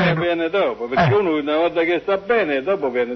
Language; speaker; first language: Italian; native; Italian